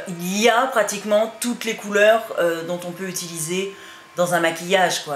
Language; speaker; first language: French; native; French